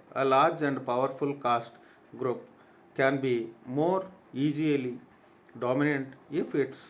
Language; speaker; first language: English; non-native, local second language; Kannada